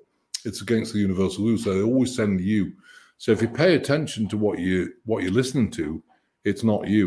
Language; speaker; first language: English; native; English